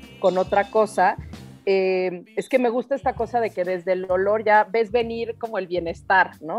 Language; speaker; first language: Spanish; native; Spanish